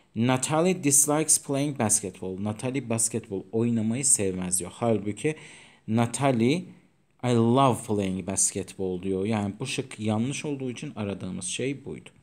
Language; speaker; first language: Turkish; non-native, fluent; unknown